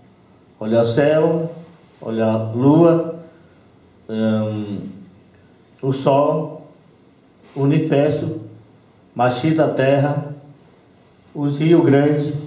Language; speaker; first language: Portuguese; non-native, local second language; Yanomámi